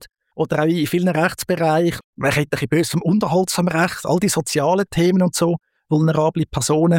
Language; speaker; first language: German; native; German